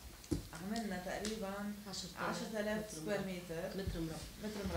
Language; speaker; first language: Arabic; native; Arabic